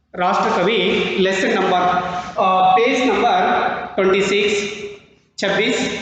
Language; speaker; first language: Hindi; non-native, local second language; Kannada